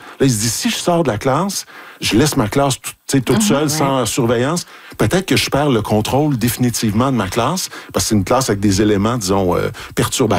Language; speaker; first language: French; native; French